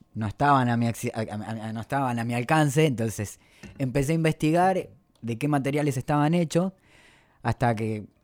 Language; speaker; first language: Spanish; native; Spanish